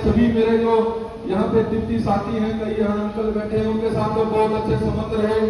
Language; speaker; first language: Hindi; native; Hindi